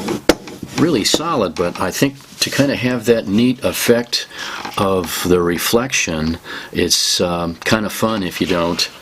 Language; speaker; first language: English; native; English